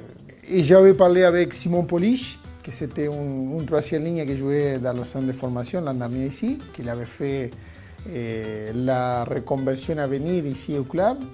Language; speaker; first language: French; non-native, fluent; Spanish